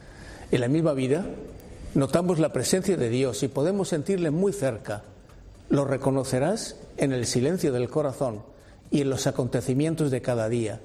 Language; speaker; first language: Spanish; native; Spanish